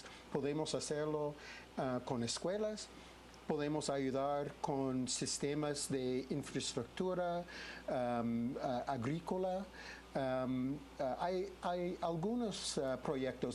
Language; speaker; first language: Spanish; non-native, fluent; English